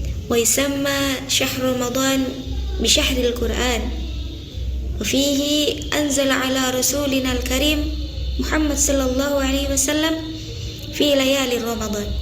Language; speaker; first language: Arabic; non-native, learner; Indonesian